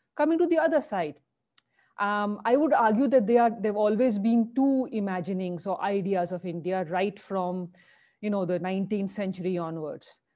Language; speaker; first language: English; non-native, local second language; Hindi